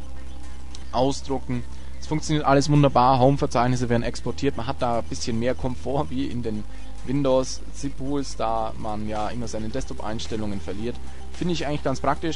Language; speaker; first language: German; native; German